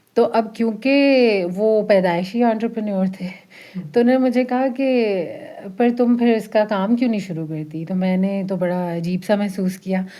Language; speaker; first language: Urdu; early bilingual, heritage; Urdu